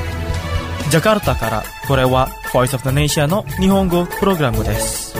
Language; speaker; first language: Japanese; non-native, fluent; Indonesian